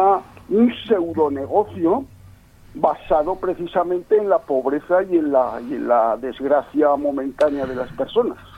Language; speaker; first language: Spanish; native; Spanish